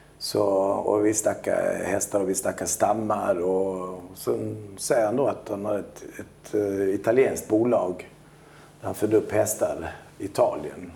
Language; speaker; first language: Swedish; early bilingual, other home language; Albanian